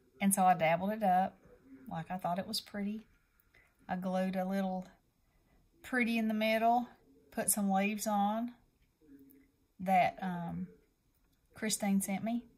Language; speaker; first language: English; native; English